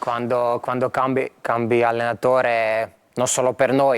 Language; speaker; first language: Italian; non-native, fluent; Croatian